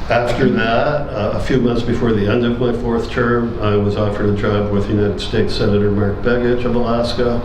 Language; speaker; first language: English; native; English